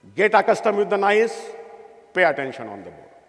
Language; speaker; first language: Hindi; non-native, local second language; Marathi